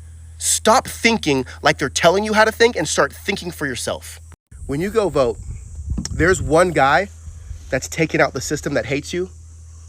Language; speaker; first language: English; native; English